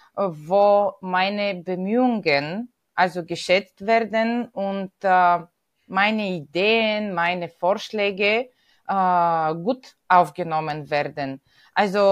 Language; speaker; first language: German; non-native, fluent; Bulgarian